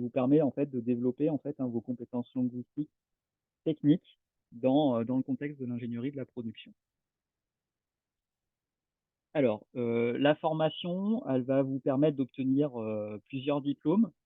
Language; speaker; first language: French; native; French